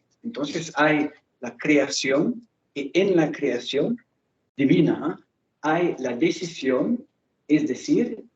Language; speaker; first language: Spanish; non-native, fluent; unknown